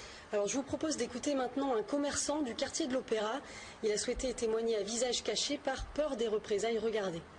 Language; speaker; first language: French; native; French